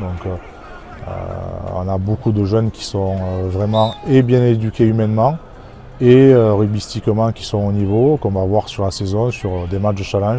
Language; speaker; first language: French; native; French